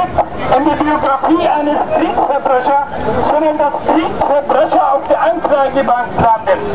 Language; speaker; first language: German; non-native, fluent; Arabic